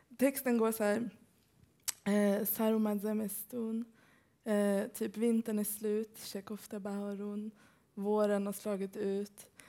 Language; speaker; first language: Swedish; early bilingual, other home language; Persian